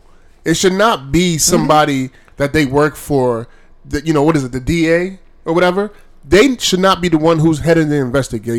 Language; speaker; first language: English; native; English